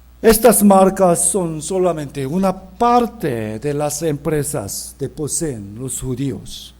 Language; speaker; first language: Spanish; non-native, fluent; Korean